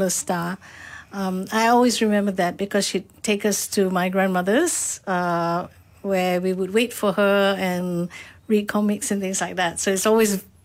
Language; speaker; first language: English; non-native, local second language; Malay